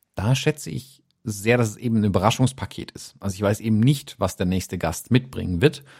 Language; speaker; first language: German; non-native, fluent; English